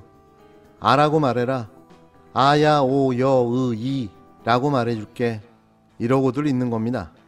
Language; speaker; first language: Korean; native; Korean